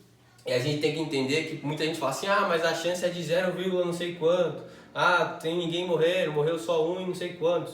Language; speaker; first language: Portuguese; native; Portuguese